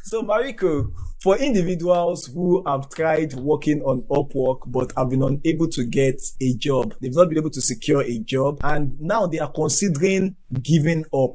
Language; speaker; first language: English; non-native, local second language; Yoruba